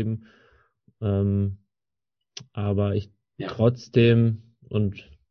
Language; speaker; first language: German; native; German